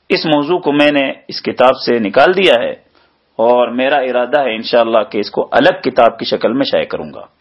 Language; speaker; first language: Urdu; native; Urdu